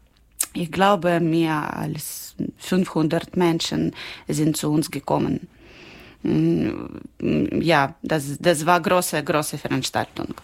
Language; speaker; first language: German; non-native, learner; Ukrainian